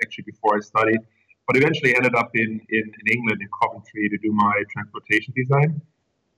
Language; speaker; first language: English; non-native, fluent; German